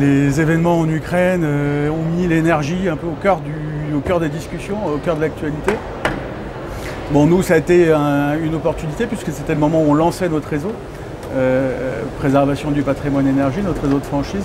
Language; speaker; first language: French; native; French